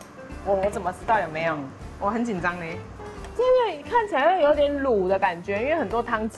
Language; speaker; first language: Chinese; native; Chinese